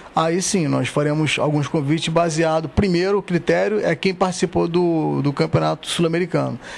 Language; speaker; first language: Portuguese; native; Portuguese